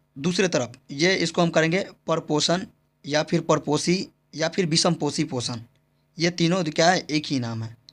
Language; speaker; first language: Hindi; native; Hindi